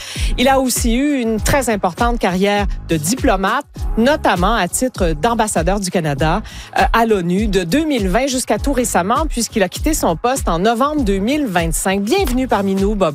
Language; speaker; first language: French; native; French